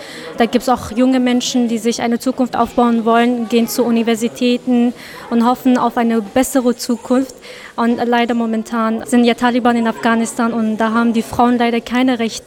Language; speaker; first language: German; early bilingual, other home language; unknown